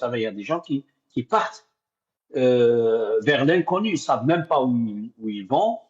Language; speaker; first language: French; non-native, local second language; Arabic